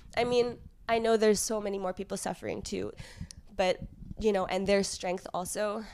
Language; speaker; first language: English; native; English